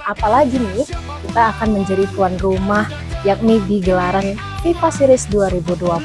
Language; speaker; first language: Indonesian; native; Indonesian